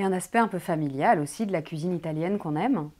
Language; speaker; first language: French; native; French